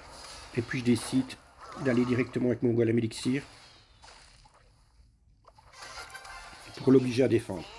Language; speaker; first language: French; native; French